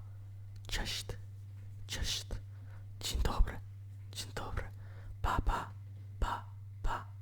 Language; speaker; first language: Polish; non-native, learner; English